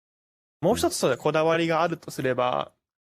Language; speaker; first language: Japanese; native; Japanese